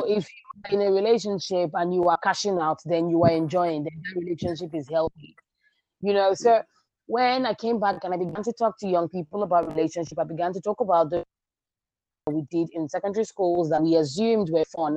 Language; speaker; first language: English; non-native, local second language; Igbo